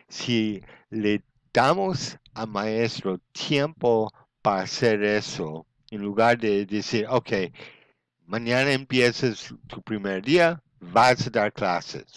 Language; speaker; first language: Spanish; non-native, fluent; English